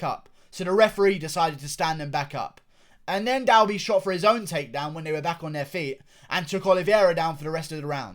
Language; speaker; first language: English; native; English